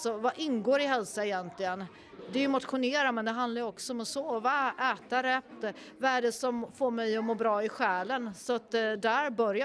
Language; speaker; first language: Swedish; native; Swedish